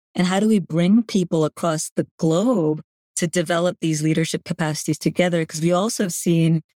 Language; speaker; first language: English; non-native, fluent; Gujarati